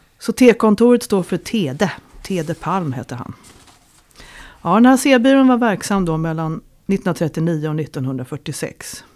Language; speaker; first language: Swedish; native; Swedish